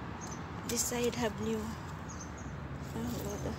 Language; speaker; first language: English; non-native, learner; Filipino